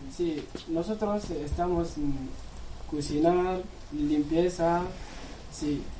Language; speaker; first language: Spanish; non-native, learner; Bambara